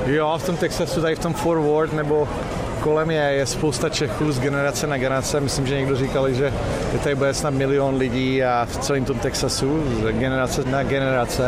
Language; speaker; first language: Czech; native; Czech